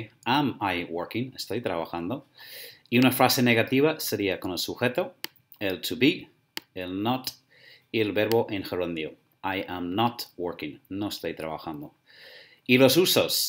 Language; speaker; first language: Spanish; native; Spanish